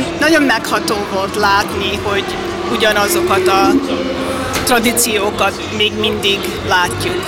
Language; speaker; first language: Hungarian; early bilingual, heritage; Hungarian